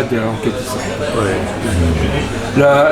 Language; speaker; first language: French; non-native, learner; Japanese